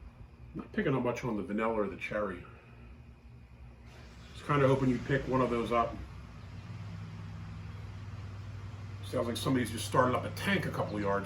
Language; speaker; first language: English; native; English